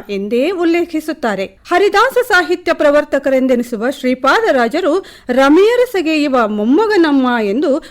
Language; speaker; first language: Kannada; native; Kannada